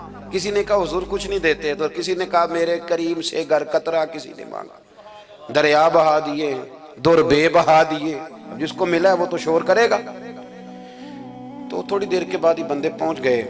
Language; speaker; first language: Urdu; non-native, local second language; Punjabi